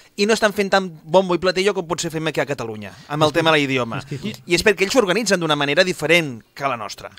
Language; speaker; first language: Catalan; non-native, local second language; Spanish